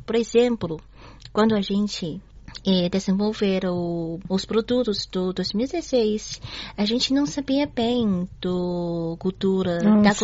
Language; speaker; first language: Portuguese; non-native, learner; Chinese